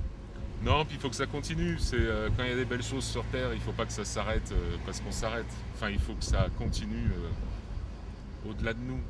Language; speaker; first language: French; native; French